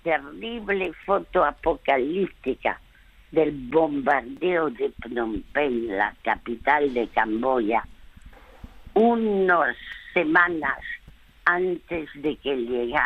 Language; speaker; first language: Spanish; early bilingual, other home language; French